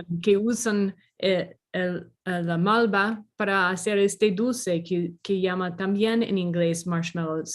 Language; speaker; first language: Spanish; non-native, learner; English